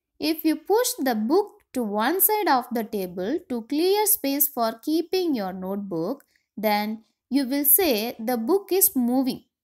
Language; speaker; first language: English; non-native, local second language; Tamil